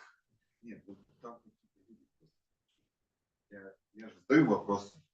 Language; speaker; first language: Russian; native; Russian